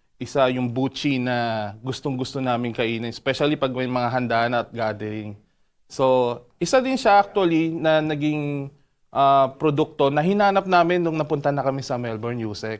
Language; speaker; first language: Filipino; native; Filipino